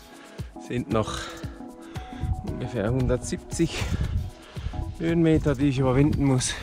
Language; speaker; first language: German; native; German